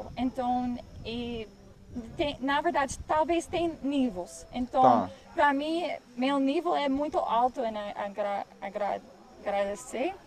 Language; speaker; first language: Portuguese; non-native, learner; English